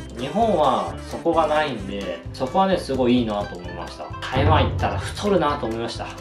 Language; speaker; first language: Japanese; native; Japanese